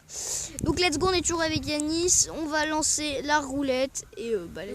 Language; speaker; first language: French; native; French